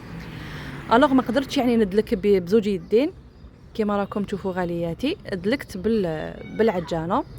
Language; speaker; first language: Arabic; native; Arabic